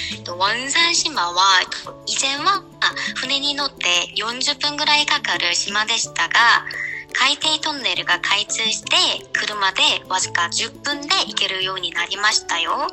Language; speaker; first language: Japanese; non-native, fluent; Korean